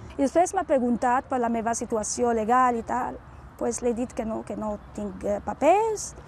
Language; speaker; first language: Catalan; non-native, fluent; Arabic